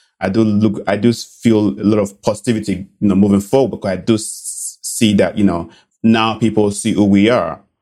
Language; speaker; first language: English; non-native, local second language; Bini